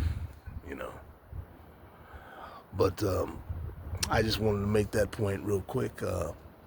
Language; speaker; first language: English; native; English